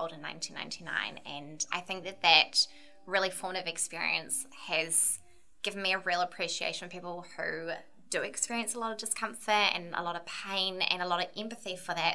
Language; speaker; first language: English; native; English